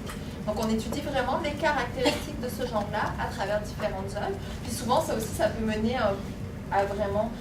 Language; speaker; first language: French; native; French